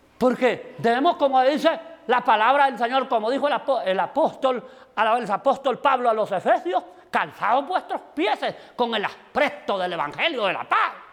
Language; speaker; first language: Spanish; native; Spanish